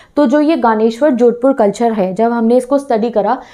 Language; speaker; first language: Hindi; native; Hindi